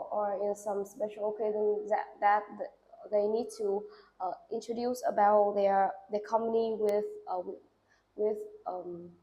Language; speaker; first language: English; non-native, learner; Vietnamese